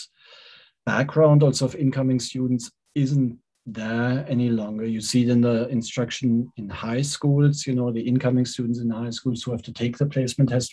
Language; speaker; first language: English; non-native, fluent; German